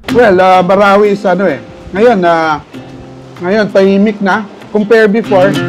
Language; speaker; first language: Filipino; non-native, local second language; Maranao